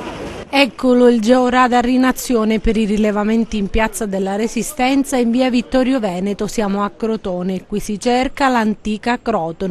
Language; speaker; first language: Italian; native; Italian